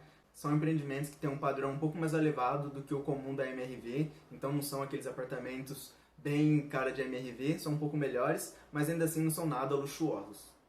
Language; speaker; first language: Portuguese; native; Portuguese